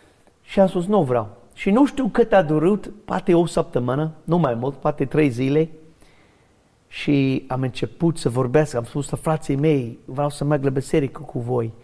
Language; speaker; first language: Romanian; non-native, learner; English